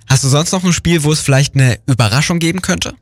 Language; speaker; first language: German; native; German